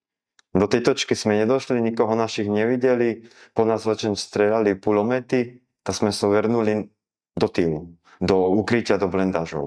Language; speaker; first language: Russian; non-native, learner; Slovak